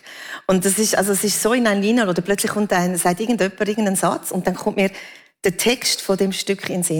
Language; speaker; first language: German; native; German